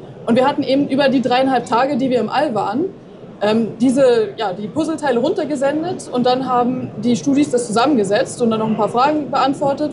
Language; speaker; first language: German; native; German